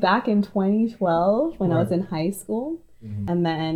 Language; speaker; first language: English; non-native, local second language; Cantonese